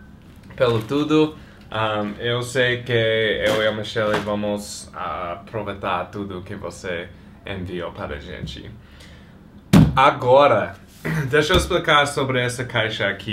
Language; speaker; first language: Portuguese; non-native, fluent; English